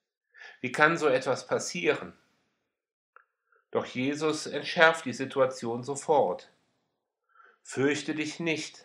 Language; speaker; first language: German; native; German